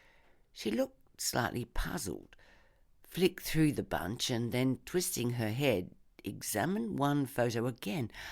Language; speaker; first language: English; native; English